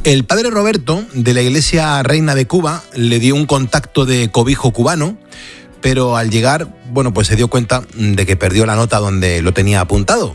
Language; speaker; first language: Spanish; native; Spanish